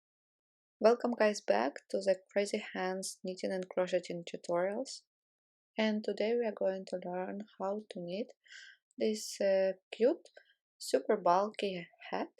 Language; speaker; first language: English; non-native, fluent; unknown